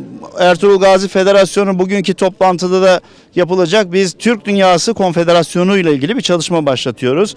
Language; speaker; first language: Turkish; native; Turkish